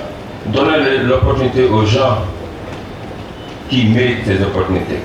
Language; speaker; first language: French; non-native, local second language; Wolof